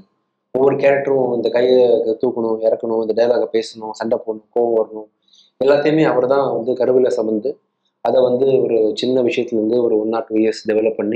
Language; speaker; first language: Tamil; native; Tamil